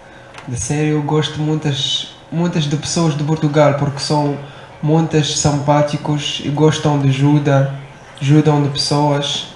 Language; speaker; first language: Portuguese; non-native, learner; Arabic